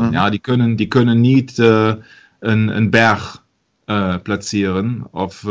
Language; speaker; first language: Dutch; non-native, learner; German